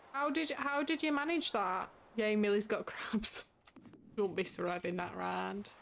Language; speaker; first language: English; native; English